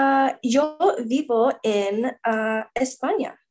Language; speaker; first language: Spanish; non-native, learner; English